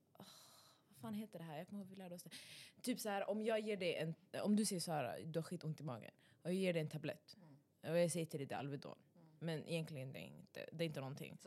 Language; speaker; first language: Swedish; early bilingual, other home language; Arabic